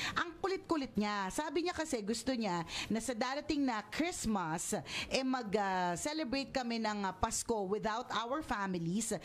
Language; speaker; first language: Filipino; native; Filipino